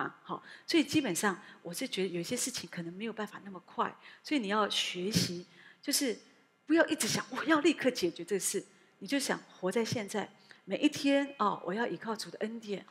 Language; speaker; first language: Chinese; native; Chinese